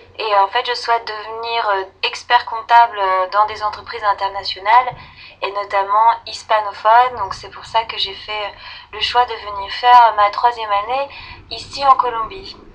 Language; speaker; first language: French; native; French